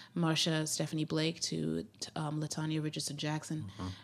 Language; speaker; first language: English; native; English